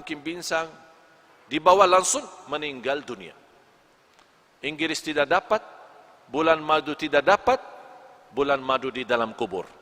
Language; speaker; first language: Indonesian; non-native, fluent; Arabic